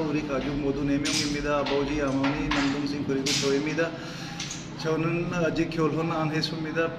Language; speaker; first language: Korean; non-native, learner; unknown